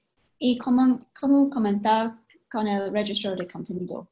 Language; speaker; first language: Spanish; non-native, fluent; English